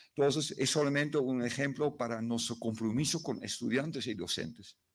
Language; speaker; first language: Spanish; non-native, fluent; Dutch